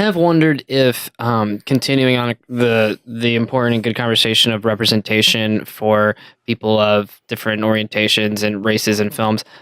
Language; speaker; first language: English; native; English